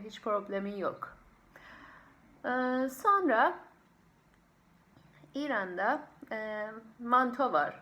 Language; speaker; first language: Turkish; non-native, fluent; Persian